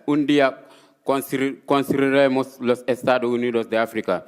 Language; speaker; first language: Spanish; non-native, fluent; Wolof